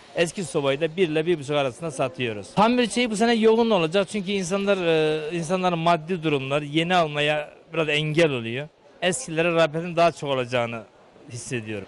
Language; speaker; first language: Turkish; native; Turkish